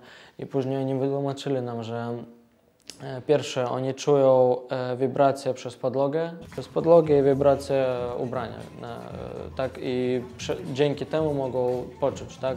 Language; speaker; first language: Polish; non-native, fluent; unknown